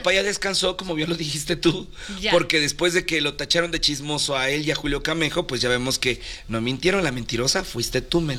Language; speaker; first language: Spanish; native; Spanish